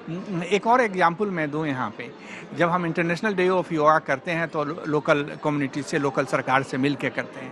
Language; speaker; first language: Hindi; native; Hindi